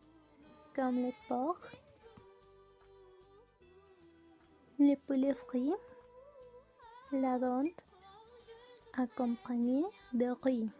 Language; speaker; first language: French; non-native, learner; Spanish